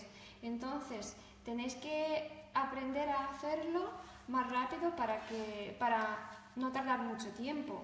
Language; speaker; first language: Spanish; non-native, fluent; Russian